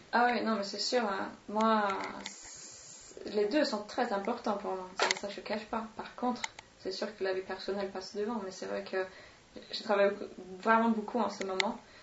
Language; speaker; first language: French; non-native, fluent; Swedish